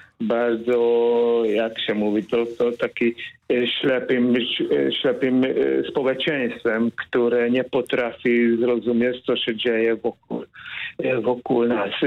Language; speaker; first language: Polish; non-native, fluent; Hungarian